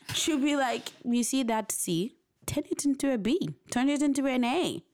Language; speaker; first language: English; non-native, local second language; Shona